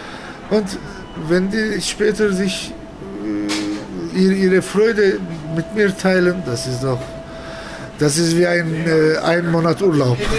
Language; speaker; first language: German; non-native, fluent; Turkish